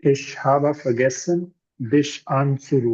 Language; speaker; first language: German; non-native, learner; Urdu